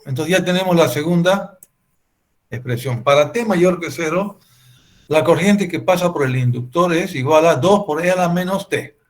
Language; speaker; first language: Spanish; native; Spanish